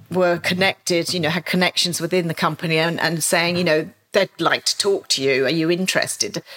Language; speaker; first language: English; native; English